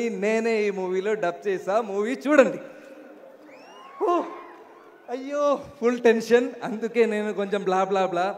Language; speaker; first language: Telugu; non-native, learner; Malayalam